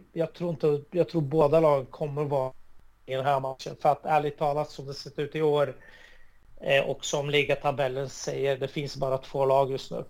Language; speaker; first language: Swedish; early bilingual, other home language; Arabic